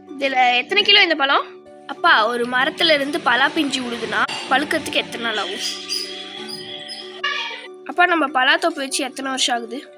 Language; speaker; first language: Tamil; native; Tamil